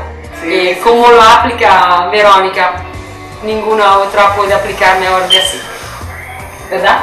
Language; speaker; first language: Spanish; non-native, learner; Italian